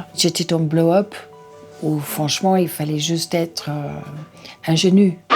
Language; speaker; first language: French; non-native, fluent; English